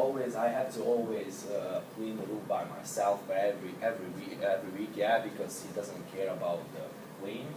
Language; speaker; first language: English; non-native, learner; Hungarian